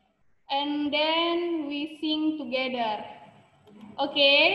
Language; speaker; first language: English; non-native, learner; Indonesian